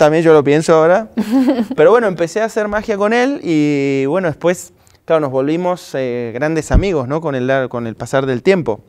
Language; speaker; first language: Spanish; native; Spanish